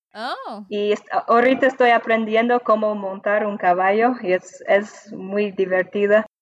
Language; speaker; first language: Spanish; non-native, learner; English